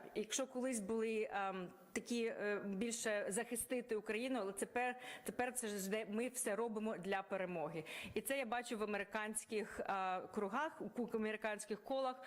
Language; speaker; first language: Ukrainian; native; Ukrainian